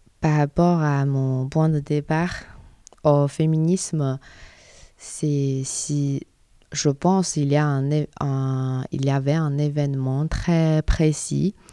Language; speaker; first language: French; non-native, learner; Chinese